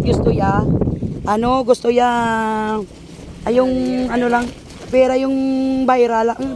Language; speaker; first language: Filipino; non-native, local second language; Hiligaynon